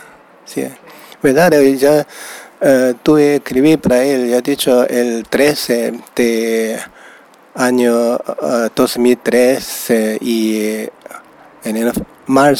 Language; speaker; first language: Spanish; non-native, learner; Chinese